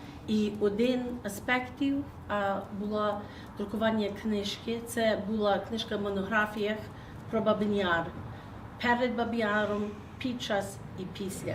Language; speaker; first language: Ukrainian; early bilingual, heritage; Ukrainian